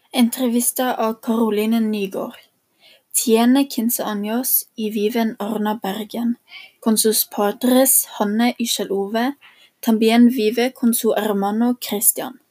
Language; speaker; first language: Spanish; non-native, learner; Norwegian